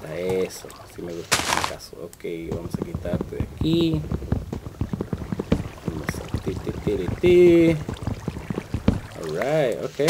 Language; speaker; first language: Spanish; early bilingual, heritage; Spanish